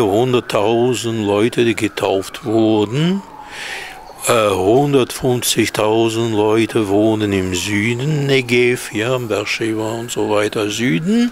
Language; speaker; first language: German; non-native, fluent; Hebrew